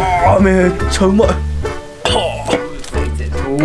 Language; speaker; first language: Japanese; native; Japanese